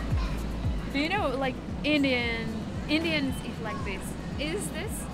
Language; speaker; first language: English; non-native, learner; Uzbek